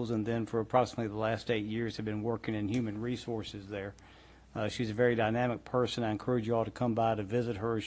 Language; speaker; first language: English; native; English